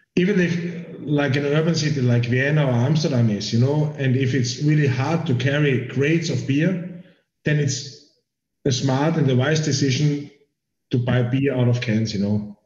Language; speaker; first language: English; non-native, fluent; German